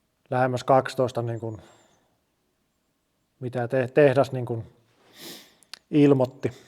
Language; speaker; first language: Finnish; native; Finnish